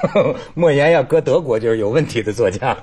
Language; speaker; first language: Chinese; native; Chinese